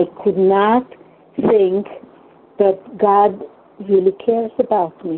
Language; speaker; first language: English; non-native, fluent; Hungarian